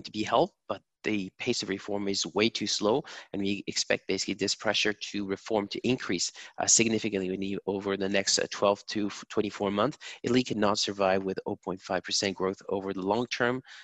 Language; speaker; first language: English; non-native, fluent; German